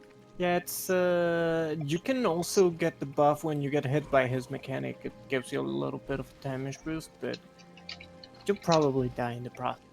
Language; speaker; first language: English; native; English